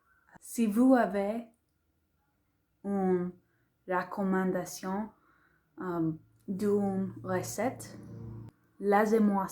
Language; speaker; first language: French; non-native, learner; English